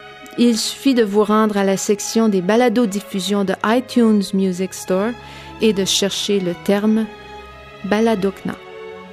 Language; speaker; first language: French; native; French